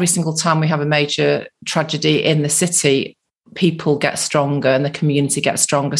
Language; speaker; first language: English; native; English